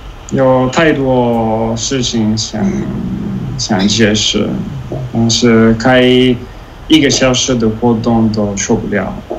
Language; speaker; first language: Chinese; non-native, fluent; Italian